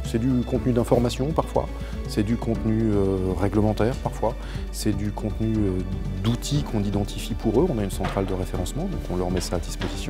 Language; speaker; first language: French; native; French